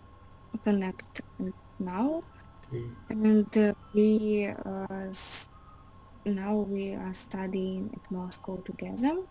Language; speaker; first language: English; non-native, learner; Russian